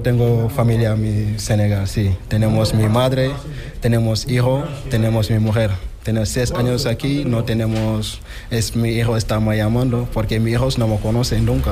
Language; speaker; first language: Spanish; non-native, learner; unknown